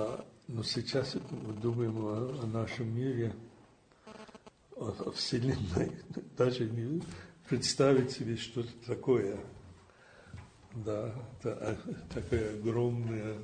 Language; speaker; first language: Russian; non-native, fluent; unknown